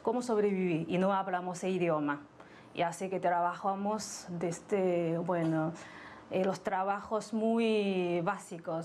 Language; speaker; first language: Spanish; non-native, fluent; Chinese